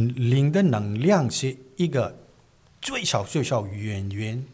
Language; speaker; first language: Chinese; non-native, learner; Manipuri